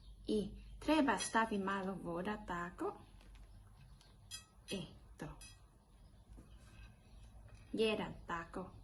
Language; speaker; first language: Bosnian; non-native, learner; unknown